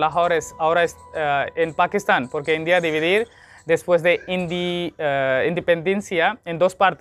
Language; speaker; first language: Spanish; non-native, learner; Hindi